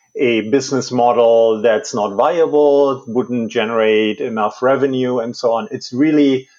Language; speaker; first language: English; non-native, fluent; German